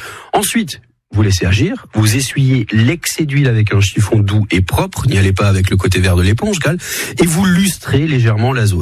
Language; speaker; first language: French; native; French